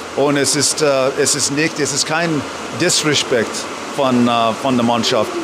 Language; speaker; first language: German; non-native, fluent; English